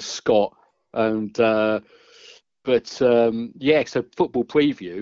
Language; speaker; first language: English; native; English